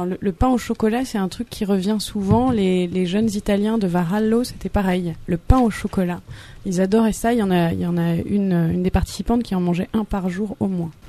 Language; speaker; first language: French; native; French